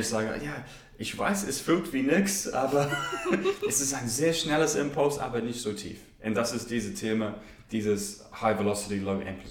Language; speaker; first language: German; non-native, learner; English